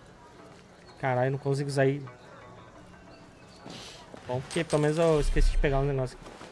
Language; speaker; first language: Portuguese; native; Portuguese